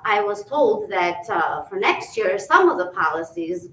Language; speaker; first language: English; early bilingual, other home language; Albanian